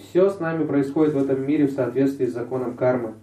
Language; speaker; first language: Russian; native; Russian